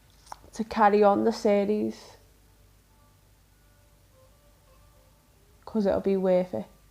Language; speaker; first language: English; native; English